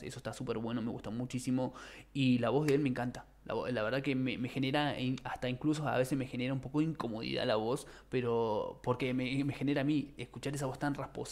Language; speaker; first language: Spanish; native; Spanish